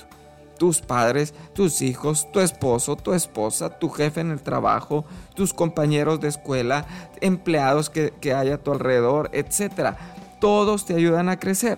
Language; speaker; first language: Spanish; native; Spanish